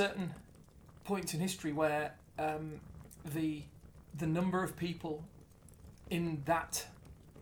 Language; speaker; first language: English; native; English